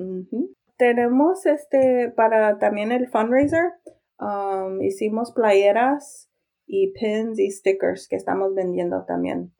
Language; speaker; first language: Spanish; early bilingual, heritage; Spanish